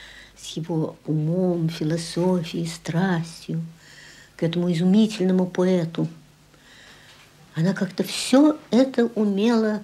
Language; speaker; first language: Russian; native; Russian